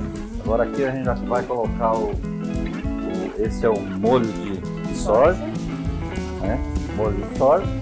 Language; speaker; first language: Portuguese; native; Portuguese